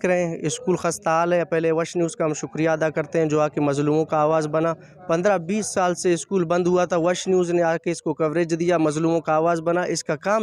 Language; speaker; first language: Hindi; non-native, local second language; Sindhi